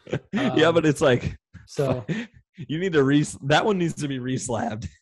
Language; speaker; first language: English; native; English